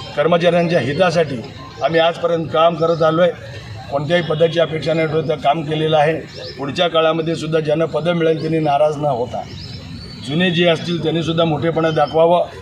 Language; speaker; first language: Marathi; native; Marathi